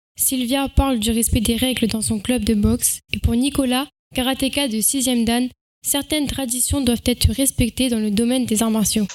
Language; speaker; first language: French; native; French